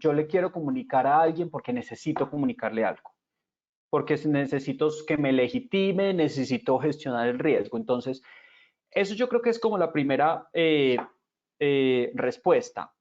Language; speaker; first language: Spanish; native; Spanish